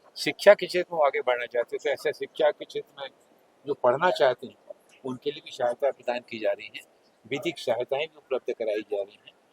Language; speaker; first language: Hindi; native; Hindi